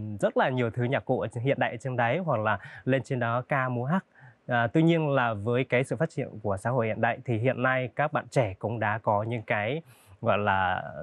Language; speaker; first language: Vietnamese; non-native, local second language; Hmong